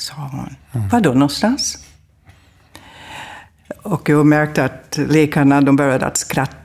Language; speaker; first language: Swedish; non-native, fluent; German